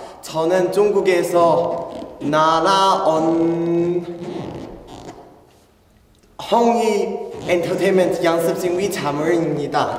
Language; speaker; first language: Korean; non-native, learner; Chinese